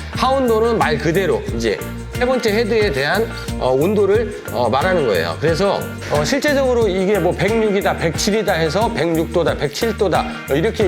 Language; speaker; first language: Korean; native; Korean